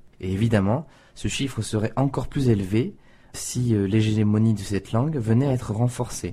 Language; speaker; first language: French; native; French